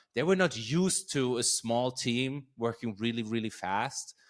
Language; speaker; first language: English; non-native, fluent; German